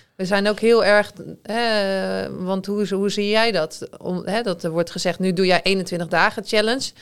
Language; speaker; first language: Dutch; native; Dutch